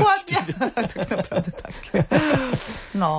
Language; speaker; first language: Polish; non-native, fluent; Norwegian